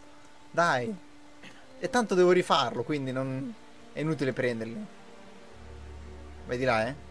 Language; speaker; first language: Italian; native; Italian